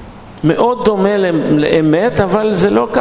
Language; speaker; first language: Hebrew; non-native, fluent; Russian